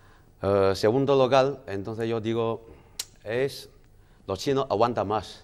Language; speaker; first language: Spanish; non-native, learner; Chinese